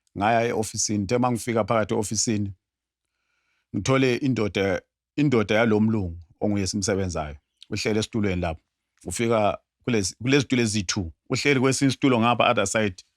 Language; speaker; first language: Zulu; native; Zulu